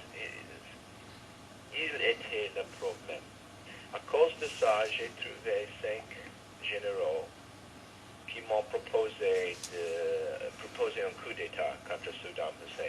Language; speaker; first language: French; non-native, fluent; English